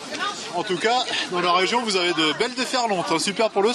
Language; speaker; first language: French; native; French